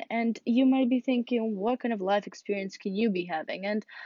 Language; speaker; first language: English; non-native, fluent; Russian